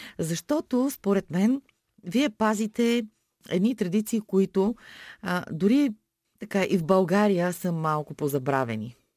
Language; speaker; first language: Bulgarian; native; Bulgarian